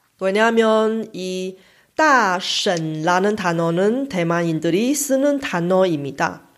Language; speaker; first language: Korean; non-native, fluent; Chinese